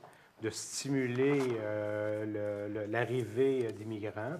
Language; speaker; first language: French; native; French